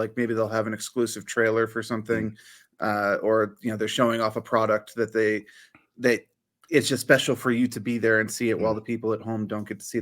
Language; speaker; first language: English; native; English